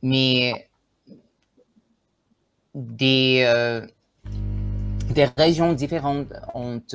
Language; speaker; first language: French; non-native, learner; Tswana